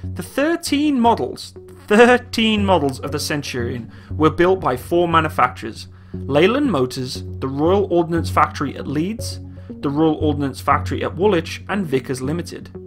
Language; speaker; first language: English; native; English